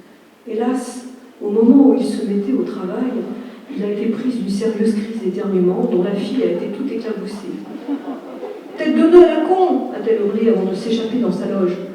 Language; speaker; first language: French; native; French